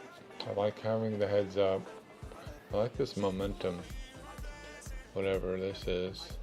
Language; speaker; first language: English; native; English